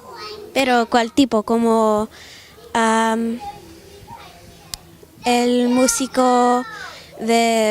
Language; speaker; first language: Spanish; non-native, learner; English